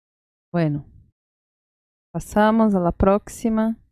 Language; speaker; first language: Spanish; non-native, fluent; Portuguese